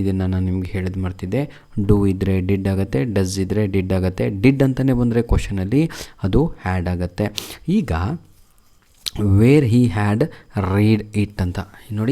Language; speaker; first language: Kannada; native; Kannada